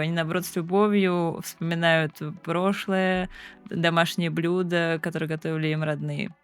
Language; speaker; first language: Russian; native; Russian